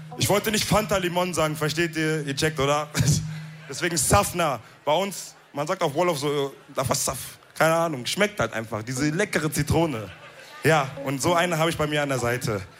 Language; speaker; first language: German; early bilingual, other home language; Wolof